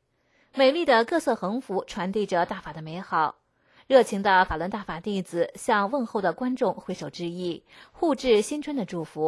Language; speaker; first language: Chinese; native; Chinese